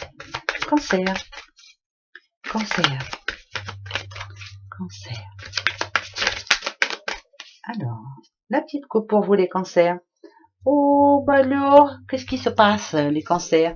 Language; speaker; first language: French; native; French